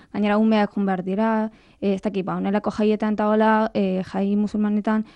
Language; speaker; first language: Basque; non-native, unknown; Arabic